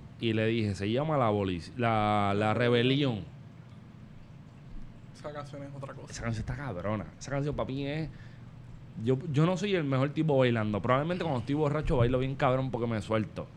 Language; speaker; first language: Spanish; native; Spanish